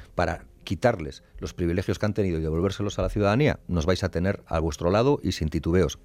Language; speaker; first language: Spanish; native; Spanish